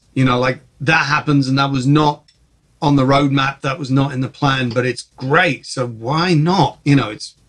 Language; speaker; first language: English; early bilingual, other home language; Czech